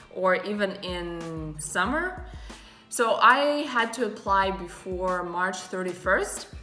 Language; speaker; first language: English; non-native, fluent; Russian